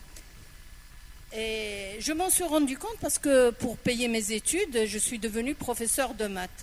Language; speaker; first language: French; non-native, local second language; Arabic